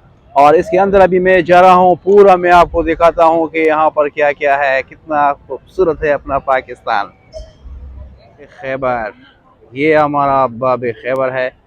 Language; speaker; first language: Hindi; non-native, local second language; Punjabi